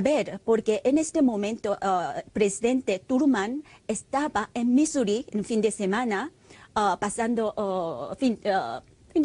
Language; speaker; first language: Spanish; non-native, fluent; Korean